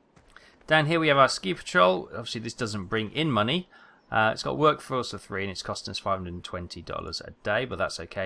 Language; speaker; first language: English; native; English